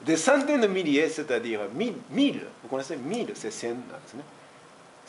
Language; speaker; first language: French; non-native, fluent; Japanese